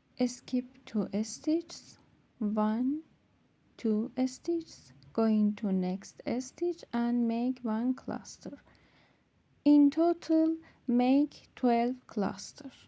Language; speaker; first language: English; non-native, learner; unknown